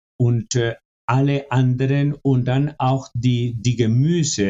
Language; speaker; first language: German; non-native, fluent; Spanish